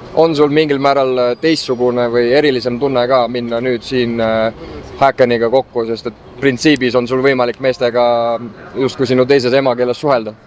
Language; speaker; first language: Estonian; native; Estonian